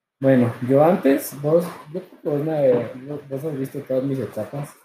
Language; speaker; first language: Spanish; native; Spanish